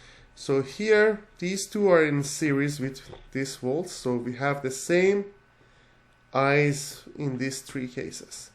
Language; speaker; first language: English; non-native, fluent; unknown